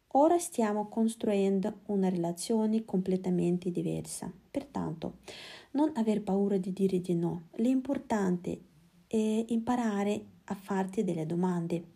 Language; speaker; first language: Italian; non-native, fluent; Russian